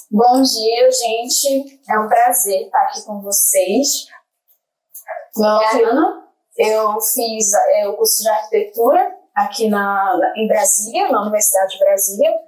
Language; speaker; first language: Portuguese; non-native, local second language; Kabuverdianu